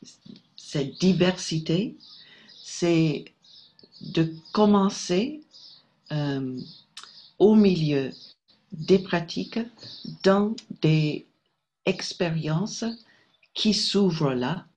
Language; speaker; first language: French; non-native, fluent; English